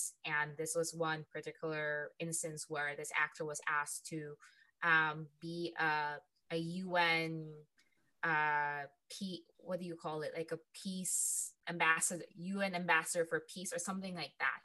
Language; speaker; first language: English; non-native, local second language; Filipino